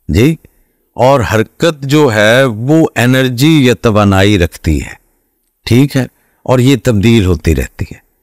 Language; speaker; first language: Urdu; non-native, local second language; Punjabi